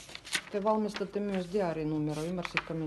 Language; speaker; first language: Finnish; non-native, learner; Russian